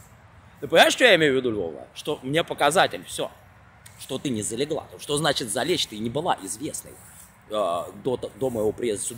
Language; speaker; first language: Russian; native; Russian